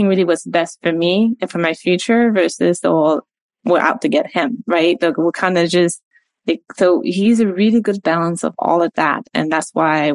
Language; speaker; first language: English; non-native, fluent; French